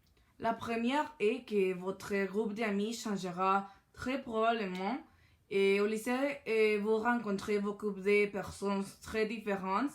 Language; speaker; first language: French; non-native, learner; Spanish